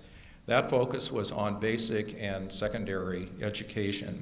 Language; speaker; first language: English; native; English